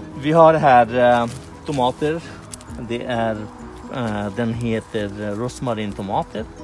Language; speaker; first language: Swedish; non-native, fluent; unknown